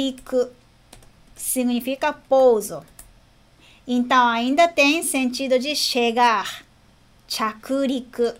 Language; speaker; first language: Portuguese; non-native, fluent; Japanese